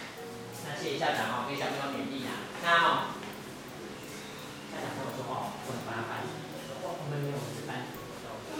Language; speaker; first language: Chinese; native; Chinese